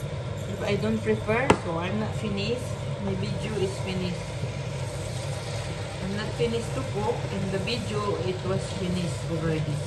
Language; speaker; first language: English; non-native, learner; Filipino